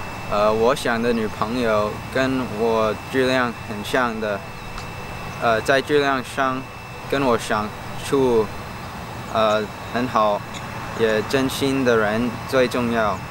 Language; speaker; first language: Chinese; non-native, learner; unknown